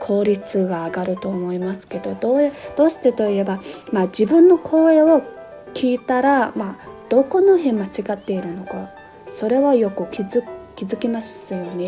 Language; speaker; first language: Japanese; non-native, fluent; Mongolian